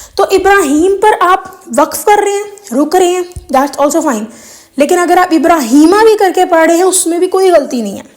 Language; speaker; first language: Urdu; native; Urdu